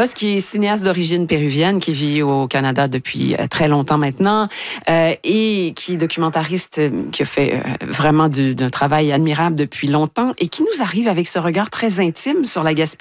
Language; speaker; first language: French; native; French